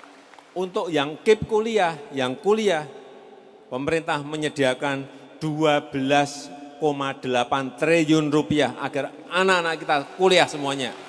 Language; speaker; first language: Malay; non-native, local second language; Javanese